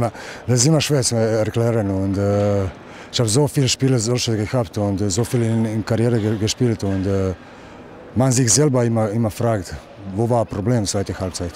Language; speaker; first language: German; non-native, learner; Croatian